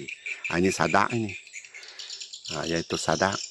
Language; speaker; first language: Malay; native; Malay